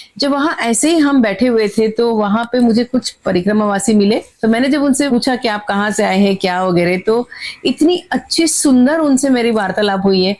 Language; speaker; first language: Hindi; non-native, local second language; Marathi